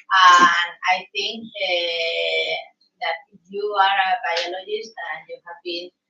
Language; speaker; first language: English; non-native, learner; Spanish